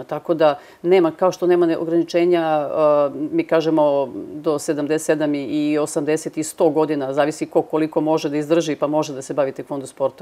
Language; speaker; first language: Serbian; native; Serbian